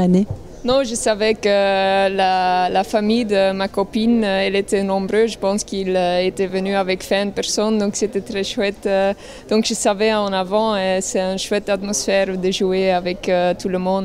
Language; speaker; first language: French; non-native, local second language; Dutch